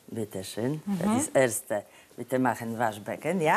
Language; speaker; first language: German; non-native, learner; Polish